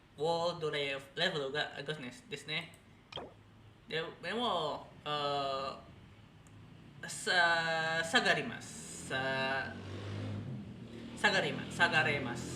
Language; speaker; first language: Japanese; non-native, learner; Indonesian